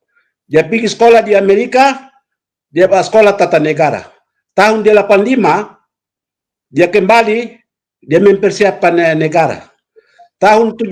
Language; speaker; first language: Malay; non-native, local second language; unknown